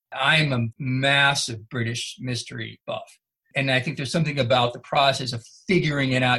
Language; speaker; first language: English; native; English